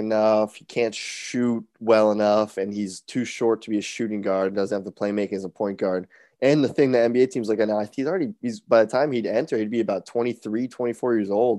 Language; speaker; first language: English; native; English